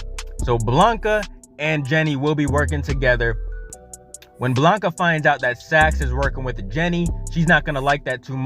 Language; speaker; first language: English; native; English